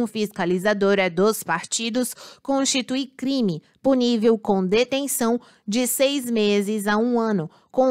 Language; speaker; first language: Portuguese; native; Portuguese